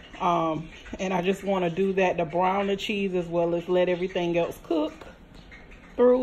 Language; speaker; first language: English; native; English